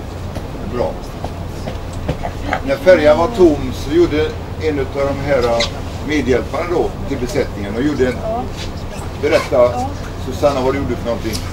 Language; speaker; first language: Swedish; native; Swedish